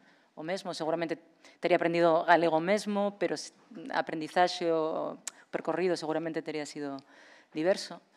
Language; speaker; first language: Galician; non-native, local second language; Spanish